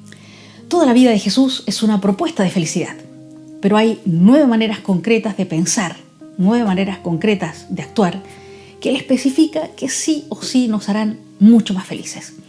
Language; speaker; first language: Spanish; native; Spanish